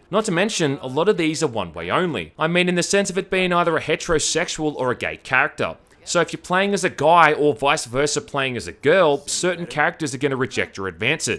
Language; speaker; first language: English; native; English